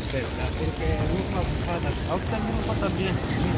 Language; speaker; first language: Spanish; non-native, learner; Korean